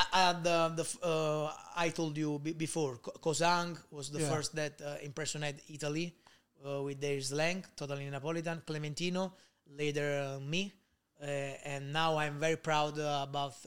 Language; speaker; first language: English; non-native, learner; Italian